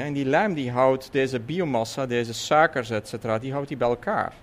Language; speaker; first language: Dutch; native; Dutch